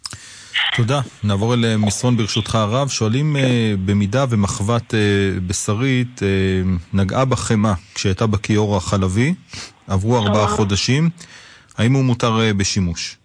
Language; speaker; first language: Hebrew; native; Hebrew